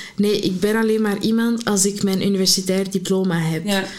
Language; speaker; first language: Dutch; early bilingual, other home language; Arabic